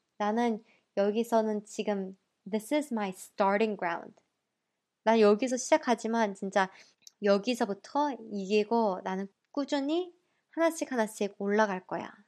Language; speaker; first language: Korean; early bilingual, heritage; Korean